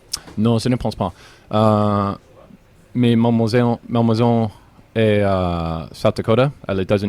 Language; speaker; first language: French; non-native, learner; English